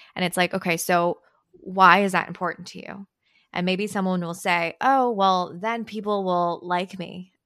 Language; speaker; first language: English; early bilingual, other home language; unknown